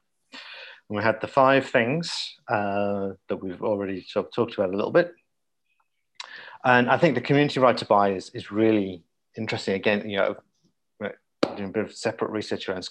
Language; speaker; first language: English; native; English